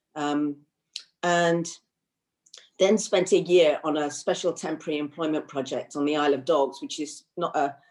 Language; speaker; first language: English; early bilingual, other home language; Hindi